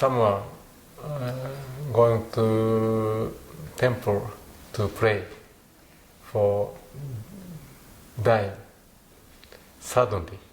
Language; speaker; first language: English; non-native, learner; Japanese